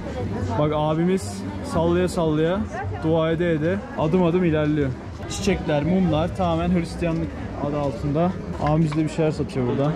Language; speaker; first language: Turkish; native; Turkish